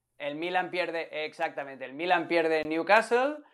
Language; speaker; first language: Spanish; native; Spanish